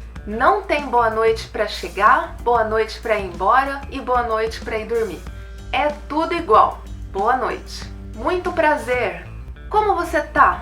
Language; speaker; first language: Portuguese; native; Portuguese